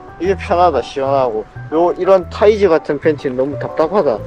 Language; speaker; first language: Korean; native; Korean